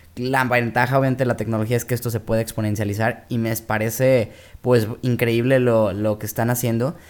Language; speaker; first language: Spanish; native; Spanish